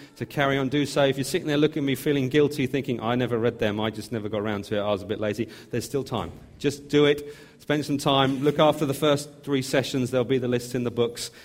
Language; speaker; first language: English; native; English